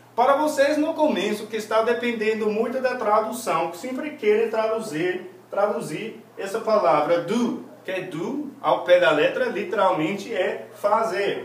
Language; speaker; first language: Portuguese; non-native, fluent; English